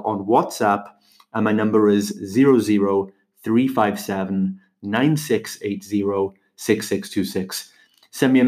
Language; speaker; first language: English; native; English